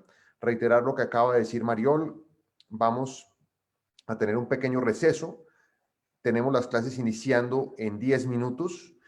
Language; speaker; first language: Spanish; native; Spanish